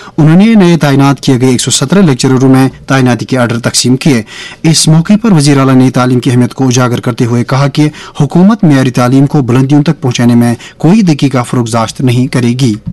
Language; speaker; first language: Urdu; non-native, local second language; Kashmiri